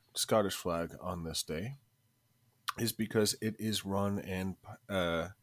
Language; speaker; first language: English; native; English